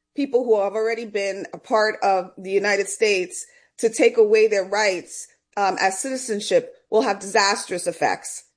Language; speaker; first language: English; early bilingual, other home language; Spanish